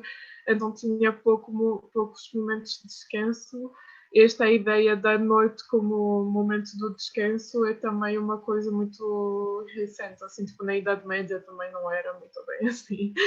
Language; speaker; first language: Portuguese; non-native, fluent; French